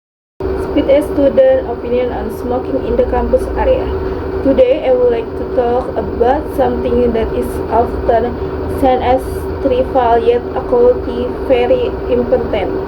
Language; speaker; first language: English; non-native, learner; Indonesian